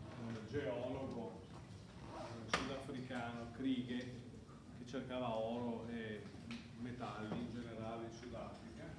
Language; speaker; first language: Italian; native; Italian